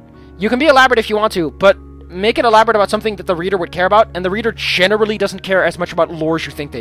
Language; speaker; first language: English; non-native, fluent; Dutch